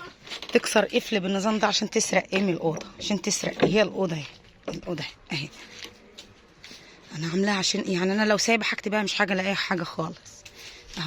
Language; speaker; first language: Arabic; native; Arabic